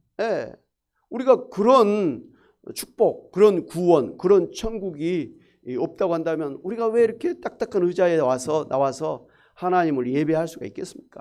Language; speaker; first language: Korean; native; Korean